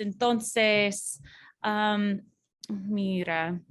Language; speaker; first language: Spanish; non-native, fluent; English